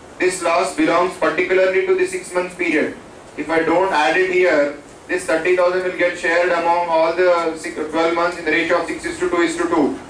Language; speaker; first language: English; non-native, local second language; Telugu